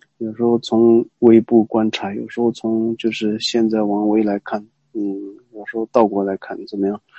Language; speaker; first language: Chinese; non-native, local second language; Tibetan